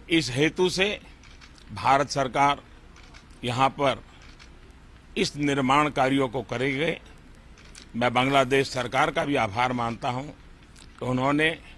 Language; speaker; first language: Hindi; non-native, local second language; Gujarati